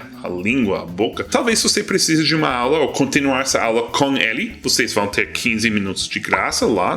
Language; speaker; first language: Portuguese; non-native, fluent; English